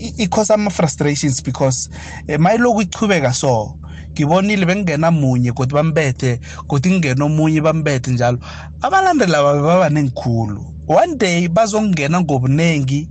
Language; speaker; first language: Zulu; non-native, local second language; South Ndebele